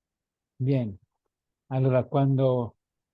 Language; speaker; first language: Spanish; non-native, fluent; Italian